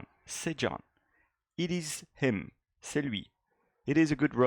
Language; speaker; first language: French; non-native, fluent; English